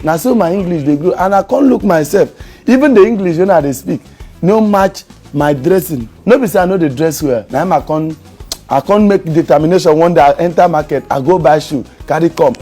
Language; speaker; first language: Nigerian Pidgin; non-native, local second language; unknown